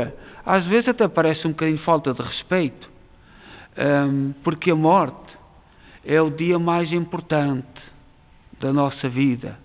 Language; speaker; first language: Portuguese; native; Portuguese